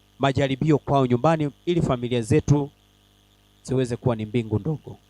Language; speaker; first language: Swahili; non-native, local second language; Gusii